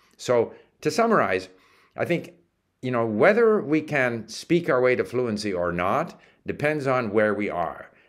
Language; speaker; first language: English; early bilingual, other home language; Czech